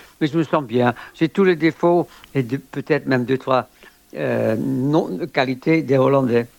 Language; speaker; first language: French; non-native, fluent; Dutch